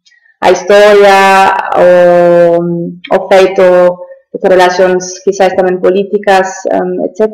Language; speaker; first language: Galician; non-native, learner; German